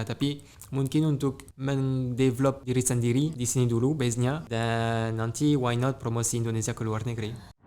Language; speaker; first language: Indonesian; non-native, fluent; French